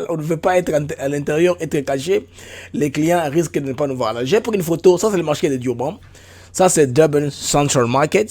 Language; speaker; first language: French; non-native, local second language; Lingala